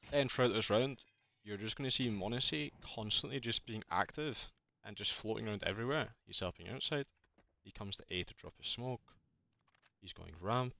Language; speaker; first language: English; native; English